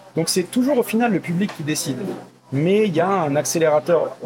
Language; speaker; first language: French; native; French